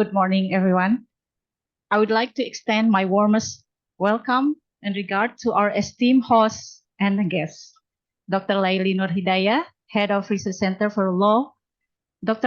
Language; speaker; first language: English; non-native, fluent; Indonesian